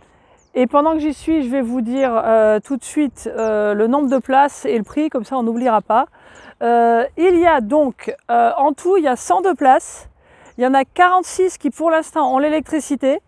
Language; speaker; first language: French; native; French